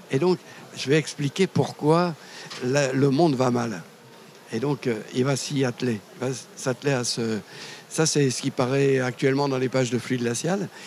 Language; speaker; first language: French; native; French